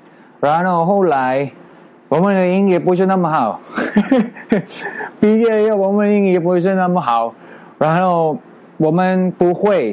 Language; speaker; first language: Chinese; non-native, learner; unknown